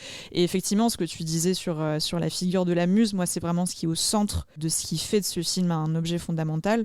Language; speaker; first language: French; native; French